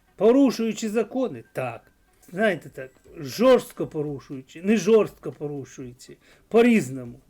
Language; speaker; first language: Ukrainian; native; Ukrainian